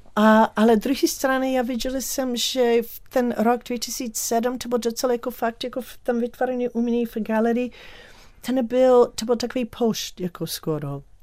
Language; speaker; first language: Czech; non-native, learner; English